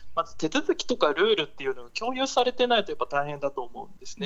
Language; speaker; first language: Japanese; early bilingual, other home language; Portuguese